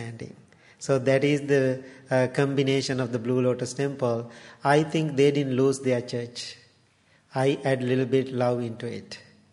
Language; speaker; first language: English; non-native, local second language; Sinhala